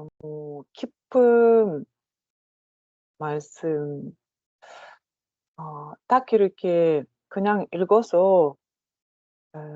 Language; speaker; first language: Korean; non-native, learner; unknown